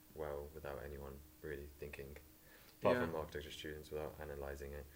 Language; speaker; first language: English; native; English